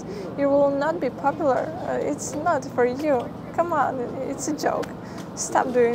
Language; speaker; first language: English; non-native, fluent; Ukrainian